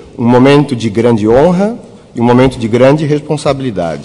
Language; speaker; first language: Italian; non-native, fluent; Portuguese